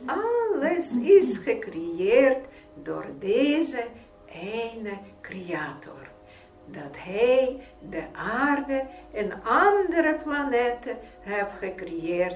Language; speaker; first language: Dutch; non-native, fluent; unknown